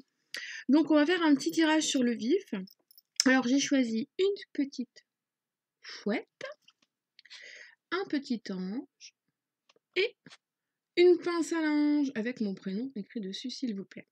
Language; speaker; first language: French; native; French